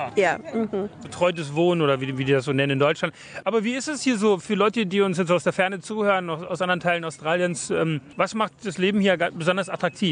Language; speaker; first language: German; native; German